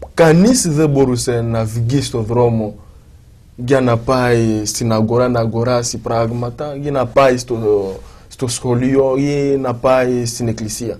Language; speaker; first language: Greek; non-native, fluent; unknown